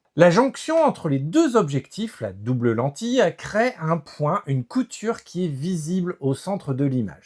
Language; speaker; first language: French; native; French